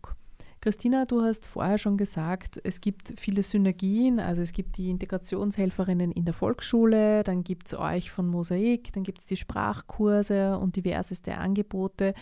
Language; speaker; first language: German; native; German